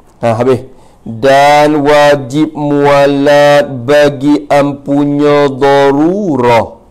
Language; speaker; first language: Malay; native; Malay